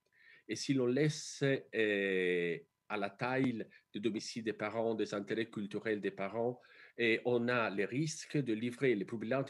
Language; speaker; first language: French; non-native, fluent; Italian